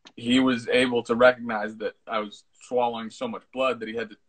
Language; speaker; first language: English; early bilingual, other home language; Italian